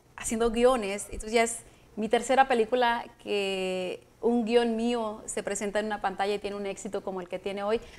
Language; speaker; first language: Spanish; native; Spanish